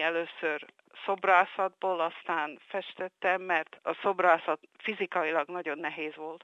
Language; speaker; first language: Hungarian; early bilingual, heritage; Hungarian